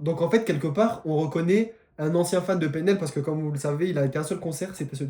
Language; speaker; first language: French; native; French